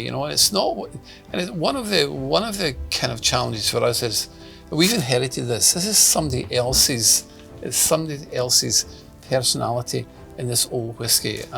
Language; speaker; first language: English; native; English